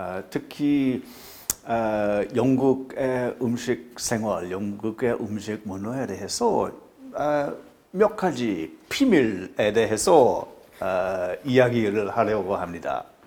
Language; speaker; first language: Korean; non-native, learner; English